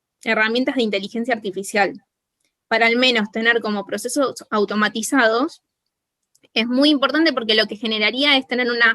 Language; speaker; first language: Spanish; native; Spanish